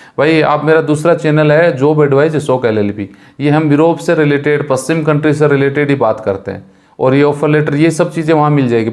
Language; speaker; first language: Hindi; native; Hindi